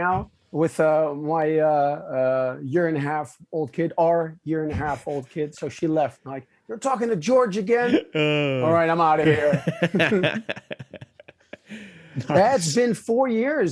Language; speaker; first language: English; non-native, fluent; Dutch